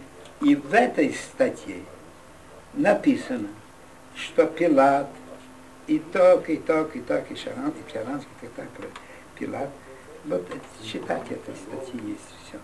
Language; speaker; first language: Russian; non-native, fluent; Yiddish